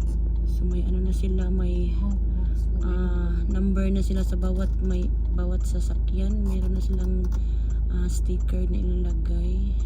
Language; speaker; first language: Filipino; non-native, local second language; Cebuano